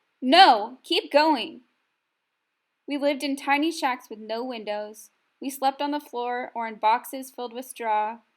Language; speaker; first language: English; native; English